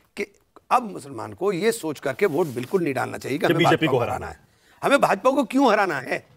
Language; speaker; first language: Hindi; native; Hindi